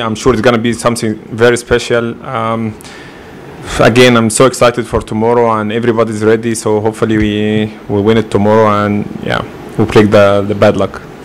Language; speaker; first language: English; non-native, fluent; Arabic